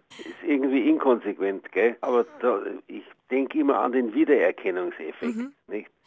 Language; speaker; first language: German; native; German